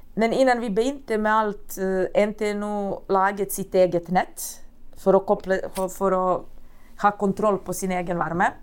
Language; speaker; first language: Norwegian; non-native, fluent; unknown